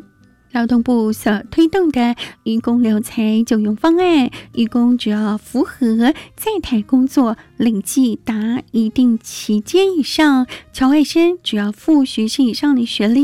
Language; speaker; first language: Chinese; native; Chinese